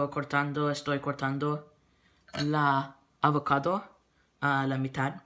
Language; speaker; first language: Spanish; non-native, learner; English